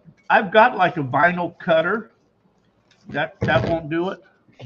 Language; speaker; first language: English; native; English